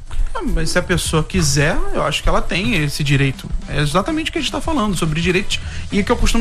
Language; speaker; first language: Portuguese; native; Portuguese